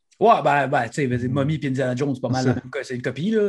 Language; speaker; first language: French; native; French